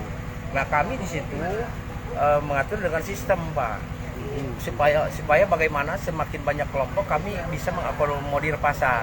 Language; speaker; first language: Indonesian; native; Indonesian